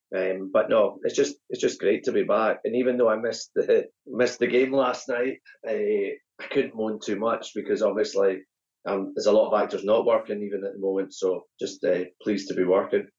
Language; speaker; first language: English; native; English